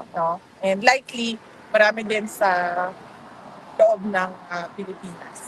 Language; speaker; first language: Filipino; non-native, local second language; Cebuano